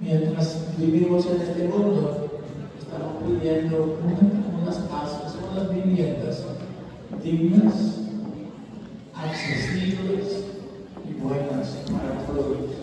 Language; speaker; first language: Spanish; early bilingual, heritage; Spanish